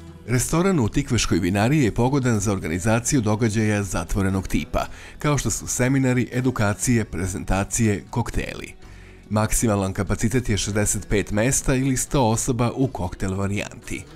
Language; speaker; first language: Serbian; native; Serbian